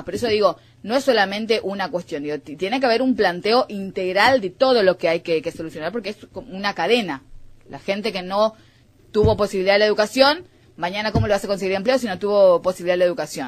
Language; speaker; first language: Spanish; native; Spanish